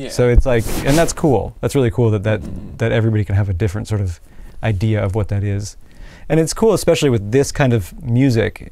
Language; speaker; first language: English; native; English